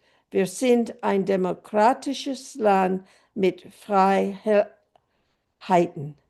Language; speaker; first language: German; non-native, fluent; English